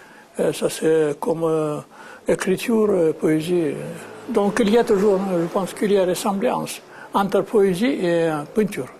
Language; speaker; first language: French; non-native, fluent; Russian